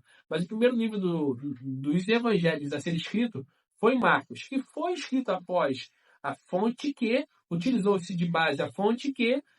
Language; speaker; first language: Portuguese; native; Portuguese